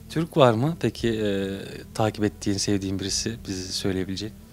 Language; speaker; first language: Turkish; native; Turkish